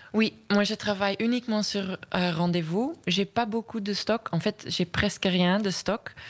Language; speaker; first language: French; native; French